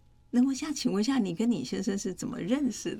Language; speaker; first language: Chinese; native; Chinese